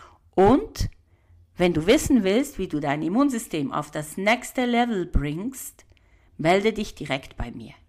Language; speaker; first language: German; native; German